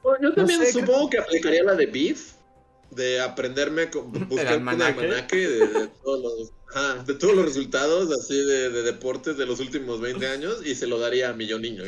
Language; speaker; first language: Spanish; native; Spanish